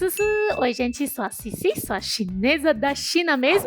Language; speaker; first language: Portuguese; non-native, fluent; Chinese